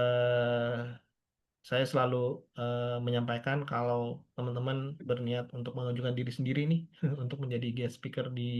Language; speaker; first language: Indonesian; native; Indonesian